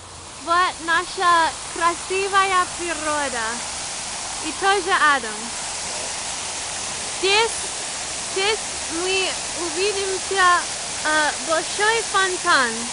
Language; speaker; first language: Russian; non-native, learner; English